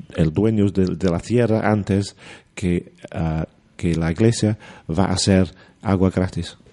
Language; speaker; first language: Spanish; non-native, learner; English